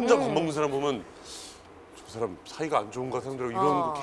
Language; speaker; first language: Korean; native; Korean